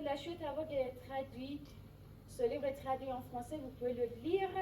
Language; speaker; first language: French; non-native, fluent; Persian